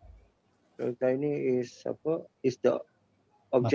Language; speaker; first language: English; non-native, local second language; Malay